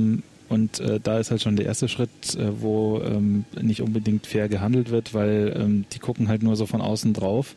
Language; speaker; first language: German; native; German